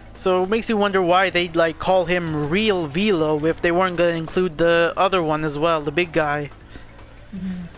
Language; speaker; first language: English; native; English